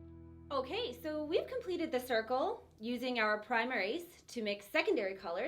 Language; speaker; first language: English; native; English